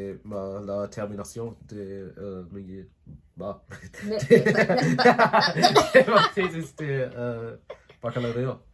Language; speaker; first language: French; non-native, learner; English